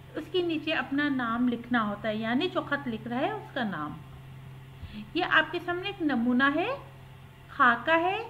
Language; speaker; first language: Urdu; native; Urdu